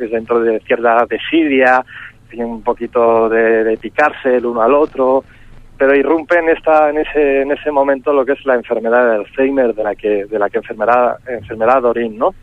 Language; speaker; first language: Spanish; native; Spanish